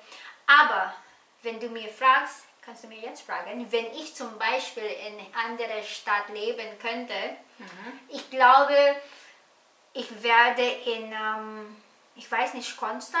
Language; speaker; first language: German; non-native, learner; Filipino